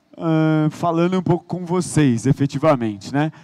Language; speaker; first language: Portuguese; native; Portuguese